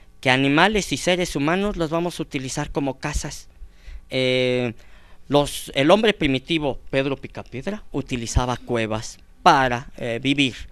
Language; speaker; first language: Spanish; native; Spanish